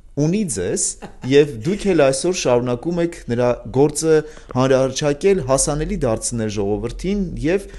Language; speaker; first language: Armenian; native; Armenian